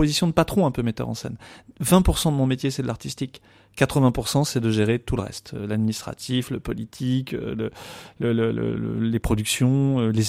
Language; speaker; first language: French; native; French